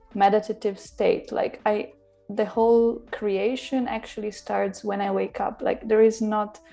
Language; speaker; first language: English; non-native, fluent; Italian